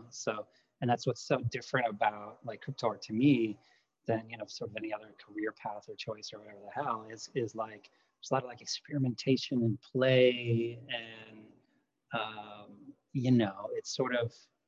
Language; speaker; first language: English; non-native, fluent; Lithuanian